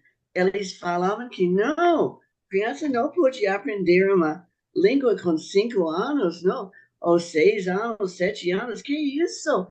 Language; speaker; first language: Portuguese; non-native, fluent; English